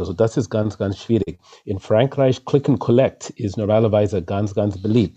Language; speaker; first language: German; non-native, fluent; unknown